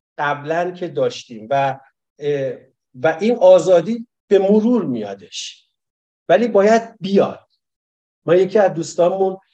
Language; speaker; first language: Persian; native; Persian